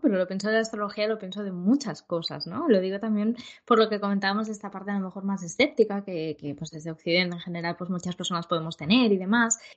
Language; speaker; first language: Spanish; native; Spanish